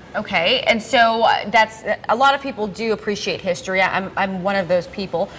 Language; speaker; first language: English; native; English